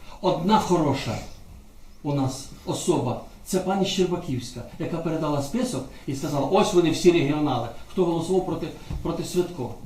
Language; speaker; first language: Ukrainian; native; Ukrainian